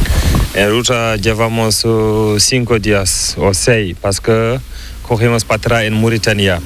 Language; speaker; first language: Spanish; non-native, learner; Fula